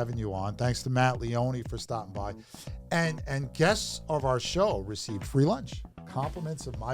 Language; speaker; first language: English; native; English